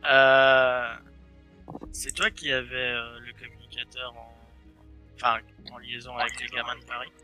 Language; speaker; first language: French; native; French